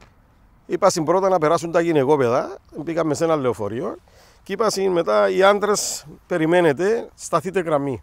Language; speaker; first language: Greek; native; Greek